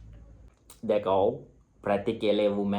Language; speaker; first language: French; non-native, fluent; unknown